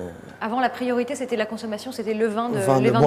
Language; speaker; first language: French; native; French